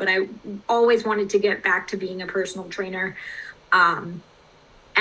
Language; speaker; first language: English; native; English